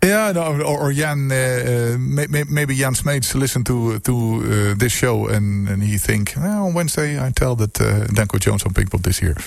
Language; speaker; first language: English; non-native, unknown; Dutch